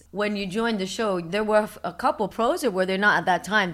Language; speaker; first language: English; early bilingual, other home language; Spanish